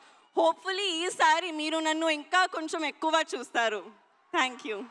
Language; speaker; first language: Telugu; non-native, learner; Hindi